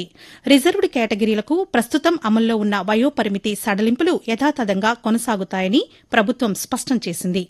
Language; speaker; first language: Telugu; native; Telugu